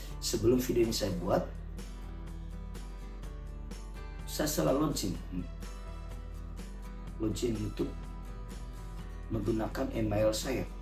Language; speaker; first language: Indonesian; native; Indonesian